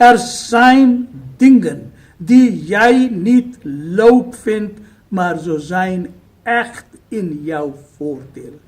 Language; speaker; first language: Dutch; non-native, fluent; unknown